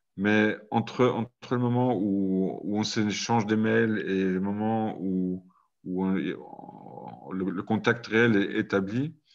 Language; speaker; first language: French; non-native, fluent; German